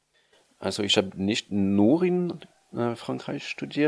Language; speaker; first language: German; non-native, fluent; French